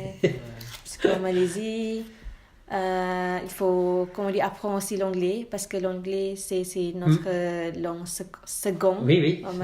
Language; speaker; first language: French; non-native, learner; Malay